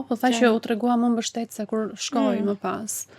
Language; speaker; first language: Albanian; native; Albanian